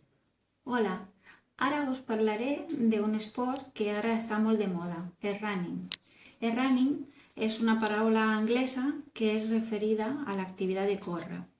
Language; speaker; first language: Catalan; non-native, learner; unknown